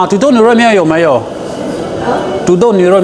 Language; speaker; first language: Chinese; non-native, fluent; English